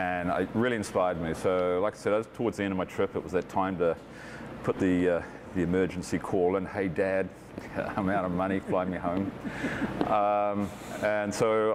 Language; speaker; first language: English; native; English